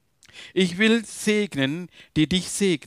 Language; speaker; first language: German; non-native, learner; Tamil